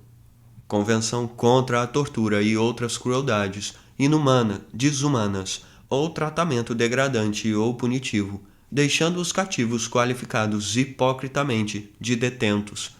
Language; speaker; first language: Portuguese; native; Portuguese